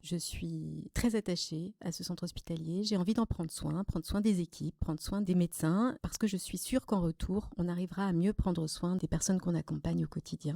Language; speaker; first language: French; native; French